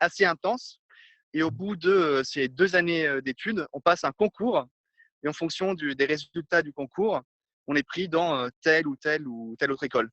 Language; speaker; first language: French; non-native, fluent; Italian